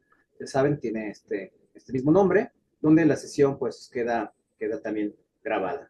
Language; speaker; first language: Spanish; native; Spanish